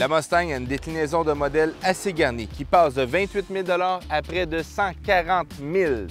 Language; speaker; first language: French; native; French